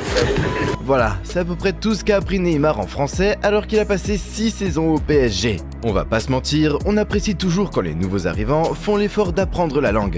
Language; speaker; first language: French; native; French